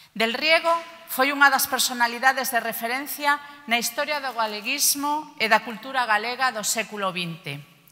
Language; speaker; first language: Galician; native; Galician